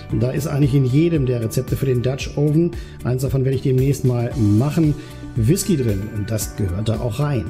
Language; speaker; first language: German; native; German